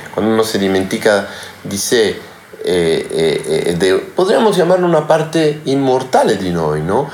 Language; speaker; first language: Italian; non-native, learner; Spanish